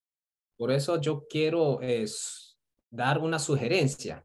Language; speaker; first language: Spanish; non-native, fluent; Korean